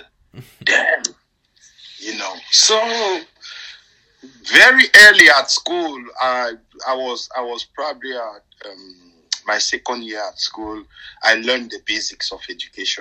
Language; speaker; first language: English; non-native, local second language; French